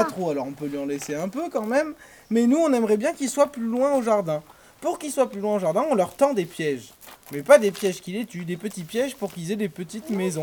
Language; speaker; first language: French; native; French